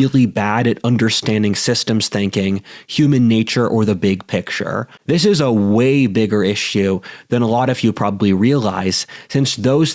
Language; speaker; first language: English; native; English